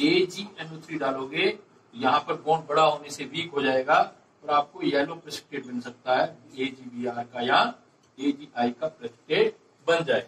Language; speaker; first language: Hindi; native; Hindi